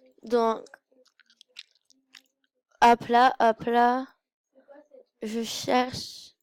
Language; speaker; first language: French; native; French